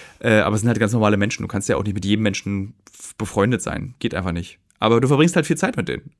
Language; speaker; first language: German; native; German